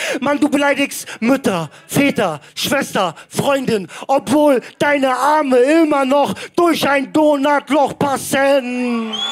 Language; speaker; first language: German; early bilingual, other home language; Greek